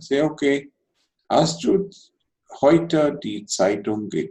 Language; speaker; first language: German; non-native, fluent; Telugu